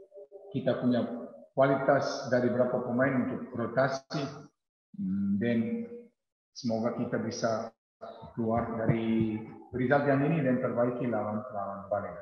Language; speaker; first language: Indonesian; non-native, learner; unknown